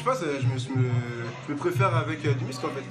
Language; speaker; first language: French; native; French